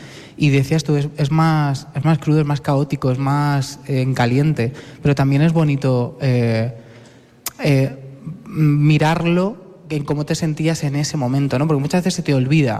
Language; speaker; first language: Spanish; native; Spanish